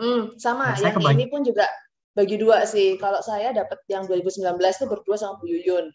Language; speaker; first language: Indonesian; native; Indonesian